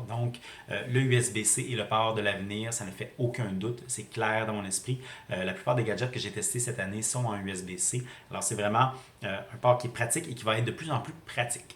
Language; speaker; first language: French; native; French